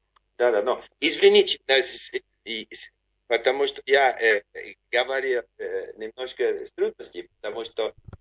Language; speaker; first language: Russian; non-native, learner; English